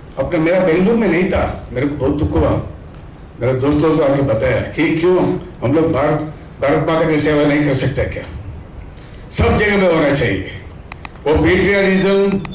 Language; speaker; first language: Hindi; non-native, local second language; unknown